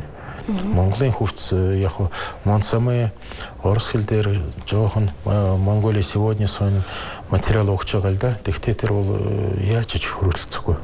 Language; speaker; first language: Mongolian; non-native, fluent; Russian